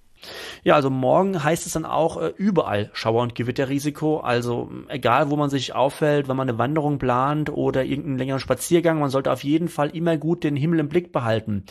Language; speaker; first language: German; native; German